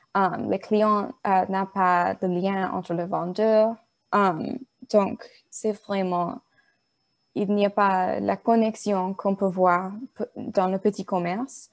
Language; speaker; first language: French; non-native, learner; English